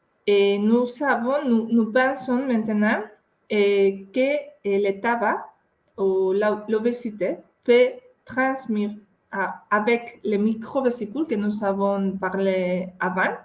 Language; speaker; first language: French; non-native, fluent; Spanish